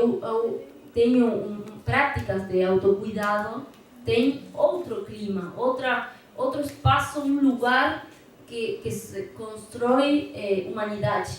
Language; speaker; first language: Portuguese; non-native, fluent; Spanish